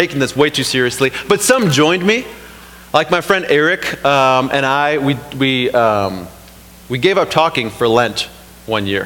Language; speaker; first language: English; native; English